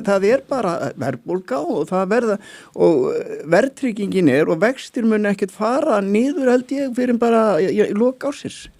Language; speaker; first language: Icelandic; native; Icelandic